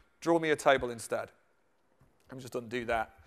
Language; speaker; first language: English; native; English